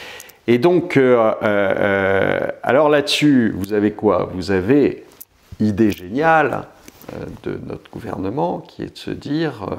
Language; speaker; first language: French; native; French